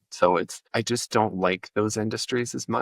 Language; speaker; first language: English; native; English